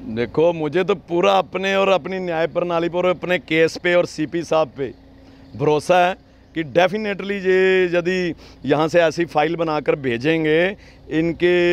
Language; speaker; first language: Hindi; non-native, local second language; Punjabi